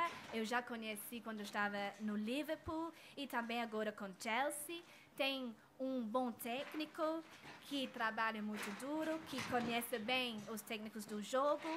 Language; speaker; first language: Portuguese; non-native, fluent; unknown